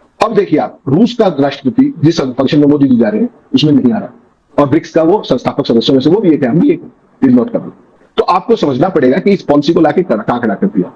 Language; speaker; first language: Hindi; native; Hindi